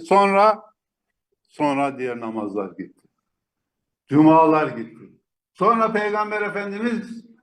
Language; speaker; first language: Turkish; native; Turkish